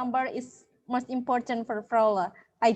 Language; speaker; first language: English; non-native, learner; Indonesian